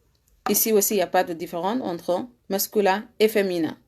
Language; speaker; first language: French; non-native, learner; Arabic